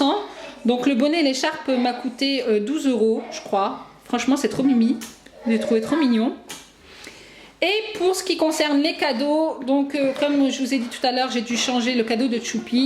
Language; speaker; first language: French; native; French